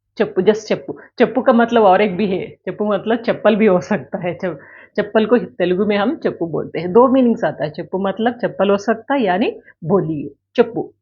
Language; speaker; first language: Hindi; native; Hindi